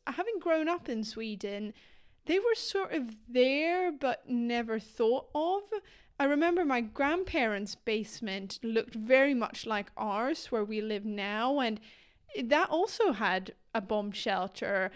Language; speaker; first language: English; non-native, fluent; Swedish